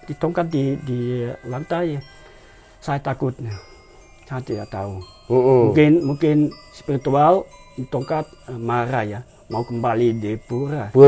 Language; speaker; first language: Indonesian; non-native, learner; Dutch